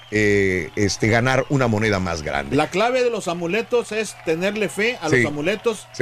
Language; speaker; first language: Spanish; native; Spanish